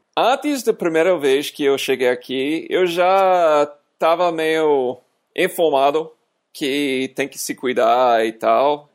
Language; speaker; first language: Portuguese; non-native, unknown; English